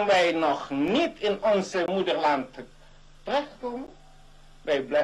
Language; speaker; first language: Dutch; non-native, local second language; Malay